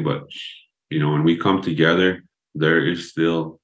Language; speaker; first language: English; early bilingual, other home language; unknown